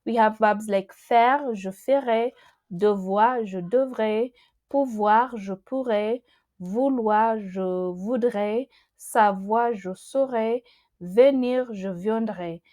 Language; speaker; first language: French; non-native, fluent; English